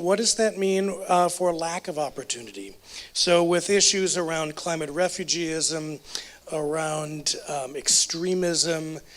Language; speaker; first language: English; native; English